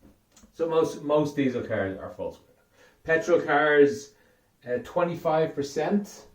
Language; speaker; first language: English; native; English